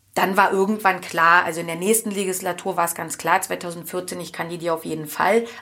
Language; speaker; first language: German; native; German